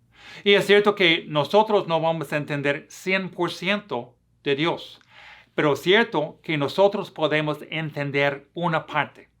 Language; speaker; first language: Spanish; non-native, fluent; English